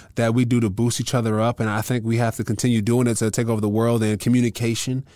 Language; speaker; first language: English; native; English